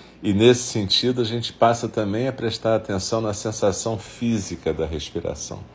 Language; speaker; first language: Portuguese; native; Portuguese